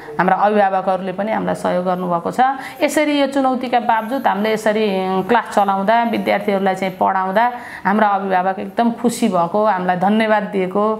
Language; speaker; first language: Nepali; native; Nepali